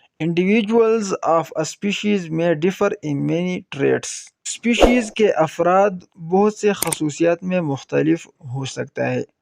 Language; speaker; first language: Urdu; non-native, local second language; Pashto